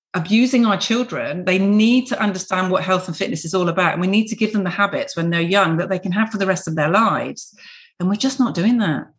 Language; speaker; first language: English; native; English